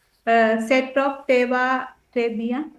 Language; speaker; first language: French; non-native, learner; Sinhala